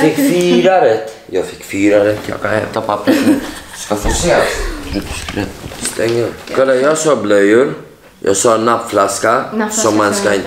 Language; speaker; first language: Swedish; non-native, learner; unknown